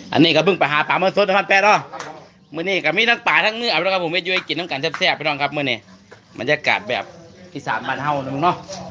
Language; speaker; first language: Thai; native; Thai